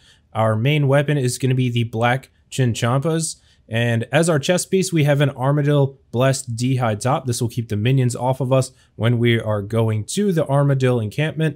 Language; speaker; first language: English; native; English